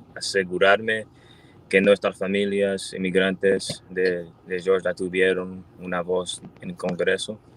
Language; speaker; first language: Spanish; early bilingual, heritage; Spanish